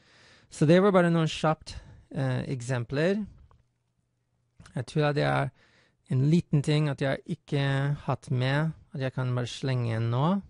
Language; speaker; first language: Norwegian; non-native, fluent; English